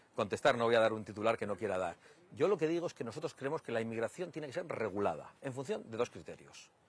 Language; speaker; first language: Spanish; native; Spanish